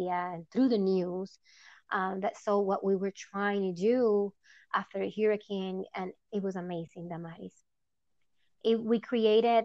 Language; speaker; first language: English; non-native, fluent; Spanish